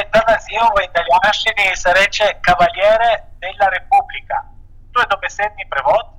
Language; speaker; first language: Slovenian; native; Slovenian